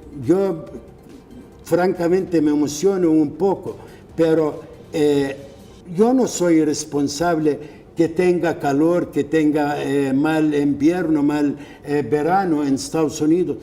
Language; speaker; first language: Spanish; non-native, fluent; Arabic